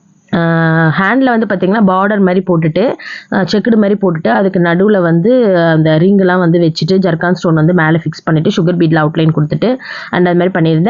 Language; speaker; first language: Tamil; native; Tamil